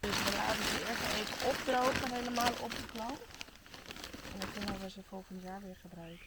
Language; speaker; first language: Dutch; native; Dutch